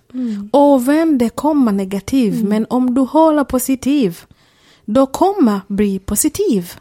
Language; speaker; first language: Swedish; non-native, fluent; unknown